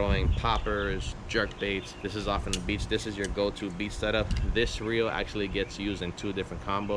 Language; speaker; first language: English; native; English